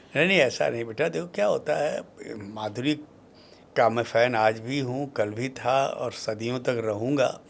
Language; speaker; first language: Hindi; non-native, local second language; Bhojpuri